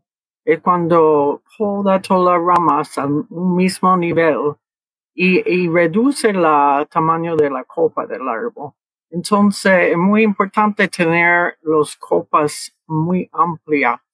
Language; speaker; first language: Spanish; early bilingual, heritage; Spanish